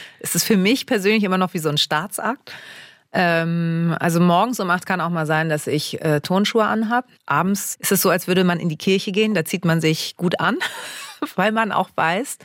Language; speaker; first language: German; native; German